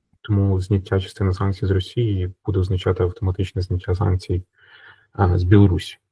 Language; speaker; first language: Ukrainian; native; Ukrainian